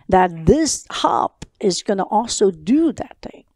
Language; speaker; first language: English; non-native, local second language; Cantonese